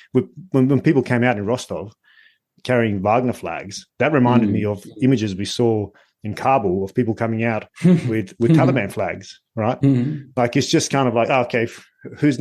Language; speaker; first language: English; native; English